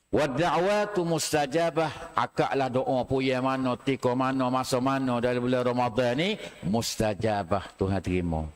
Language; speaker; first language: Malay; native; Malay